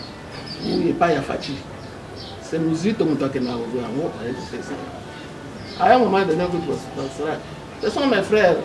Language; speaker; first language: French; non-native, local second language; Lingala